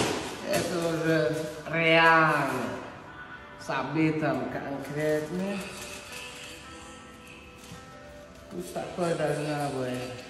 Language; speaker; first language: Russian; non-native, learner; Turkmen